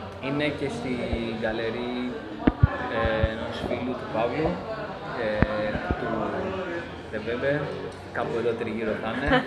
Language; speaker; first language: Greek; early bilingual, other home language; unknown